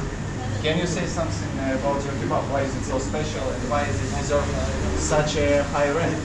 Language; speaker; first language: English; non-native, fluent; Russian